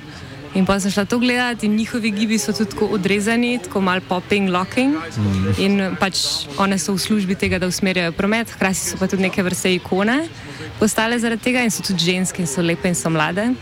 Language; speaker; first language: Slovenian; native; Slovenian